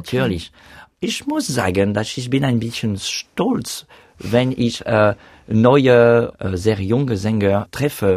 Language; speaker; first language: German; non-native, learner; French